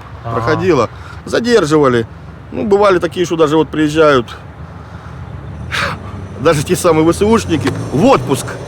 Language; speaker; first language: Russian; native; Russian